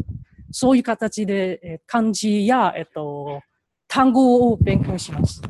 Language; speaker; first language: Japanese; non-native, learner; Chinese